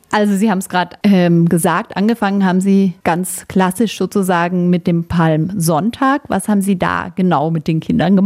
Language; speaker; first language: German; native; German